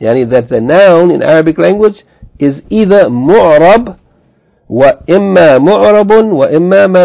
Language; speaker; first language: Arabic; non-native, fluent; English